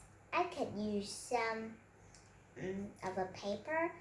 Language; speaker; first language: English; non-native, learner; Vietnamese